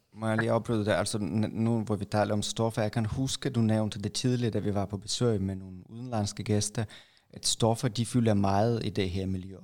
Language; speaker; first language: Danish; non-native, fluent; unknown